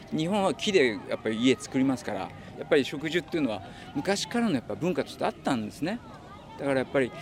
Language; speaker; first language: Japanese; native; Japanese